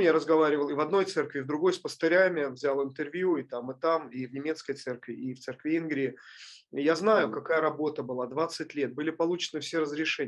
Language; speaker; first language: Russian; native; Russian